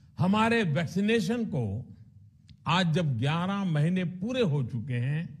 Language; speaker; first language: Hindi; non-native, local second language; Gujarati